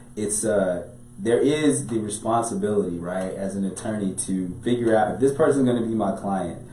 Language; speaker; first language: English; native; English